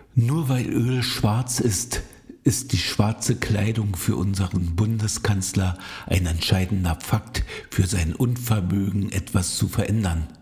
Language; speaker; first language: German; native; German